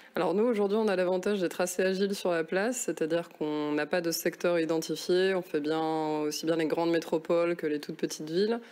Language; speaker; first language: French; native; French